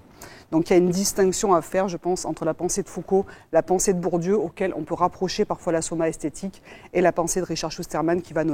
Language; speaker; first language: French; native; French